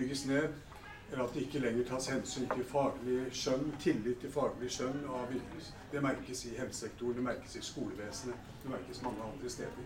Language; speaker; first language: Norwegian; native; Norwegian